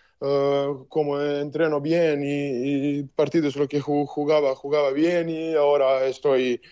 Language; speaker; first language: Spanish; non-native, learner; Serbian